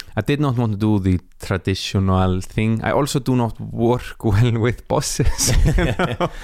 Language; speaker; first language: English; non-native, fluent; Icelandic